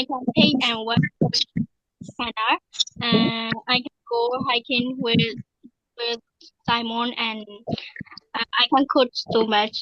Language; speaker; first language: English; non-native, learner; Burmese